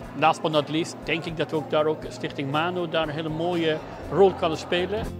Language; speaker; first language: Dutch; non-native, fluent; Persian